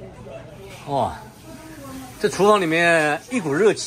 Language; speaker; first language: Chinese; native; Chinese